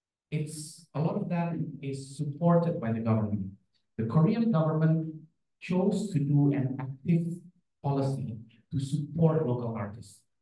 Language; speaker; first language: English; non-native, fluent; Indonesian